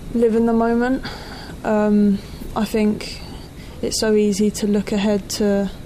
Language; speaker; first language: English; native; English